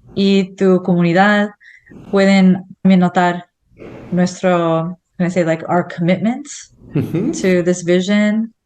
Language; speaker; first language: Spanish; non-native, fluent; English